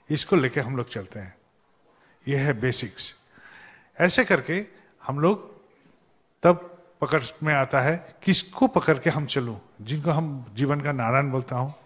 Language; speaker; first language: Hindi; non-native, local second language; Bangla